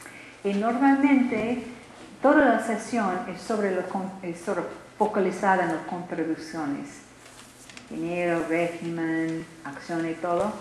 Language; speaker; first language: Spanish; non-native, learner; English